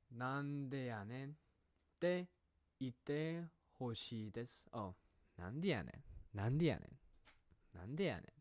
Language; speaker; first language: Japanese; non-native, learner; English